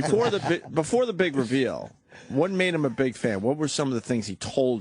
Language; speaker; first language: English; native; English